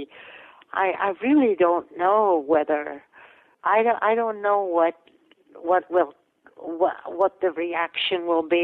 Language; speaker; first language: English; non-native, fluent; Latvian